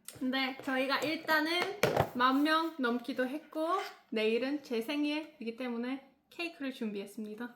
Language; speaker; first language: Korean; non-native, fluent; English